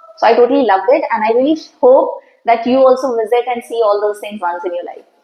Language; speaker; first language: Hindi; native; Hindi